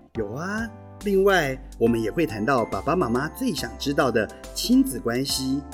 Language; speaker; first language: Chinese; non-native, local second language; Hakka Chinese